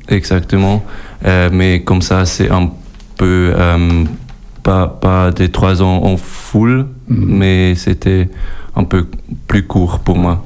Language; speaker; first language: French; non-native, learner; German